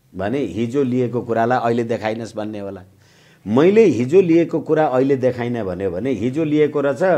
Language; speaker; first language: Nepali; native; Nepali